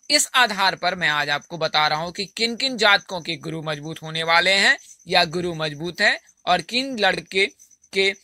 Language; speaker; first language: Hindi; native; Hindi